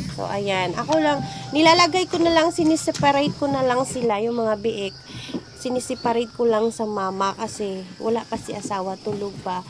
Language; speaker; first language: Filipino; non-native, local second language; Cebuano